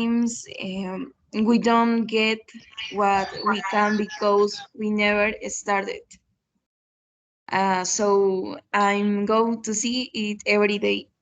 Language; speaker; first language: English; non-native, learner; Spanish